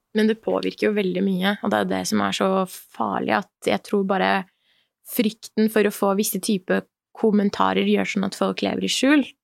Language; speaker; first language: Norwegian; early bilingual, other home language; Persian